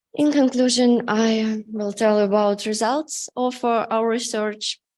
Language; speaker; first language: English; non-native, learner; Russian